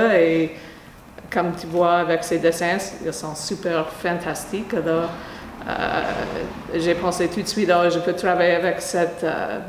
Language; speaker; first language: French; non-native, fluent; English